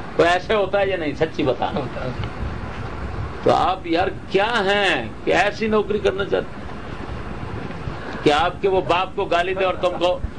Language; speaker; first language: Urdu; native; Urdu